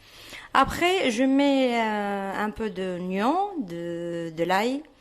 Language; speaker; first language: French; non-native, fluent; Arabic